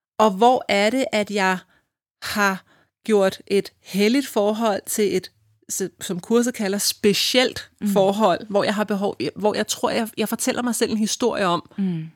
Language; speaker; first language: Danish; native; Danish